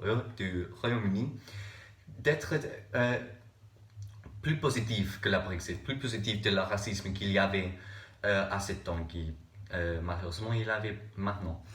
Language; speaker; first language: French; non-native, learner; English